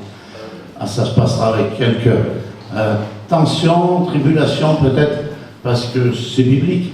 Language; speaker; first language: French; native; French